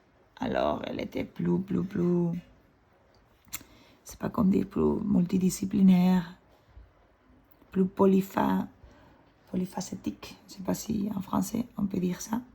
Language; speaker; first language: French; non-native, fluent; Spanish